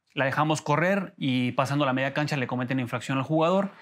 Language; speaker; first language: Spanish; native; Spanish